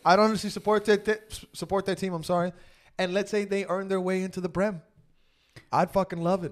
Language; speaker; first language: English; early bilingual, other home language; Spanish